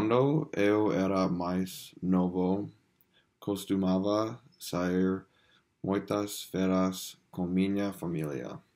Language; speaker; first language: Portuguese; non-native, learner; English